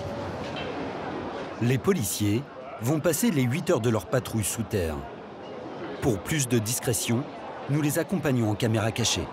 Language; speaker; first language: French; native; French